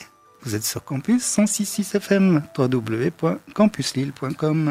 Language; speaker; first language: French; native; French